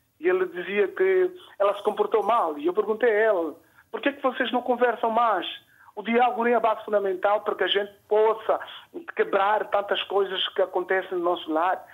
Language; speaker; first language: Portuguese; native; Portuguese